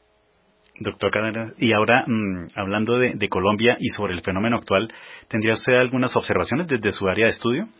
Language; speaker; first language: Spanish; native; Spanish